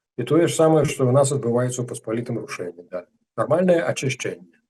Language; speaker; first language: Belarusian; non-native, local second language; Russian